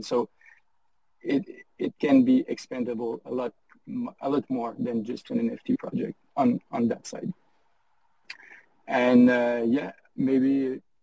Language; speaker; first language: English; non-native, fluent; French